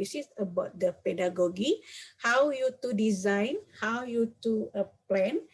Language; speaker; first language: English; non-native, learner; Indonesian